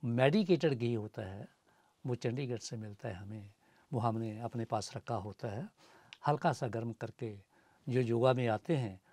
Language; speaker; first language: Hindi; native; Hindi